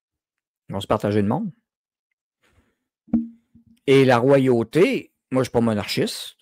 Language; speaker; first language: French; native; French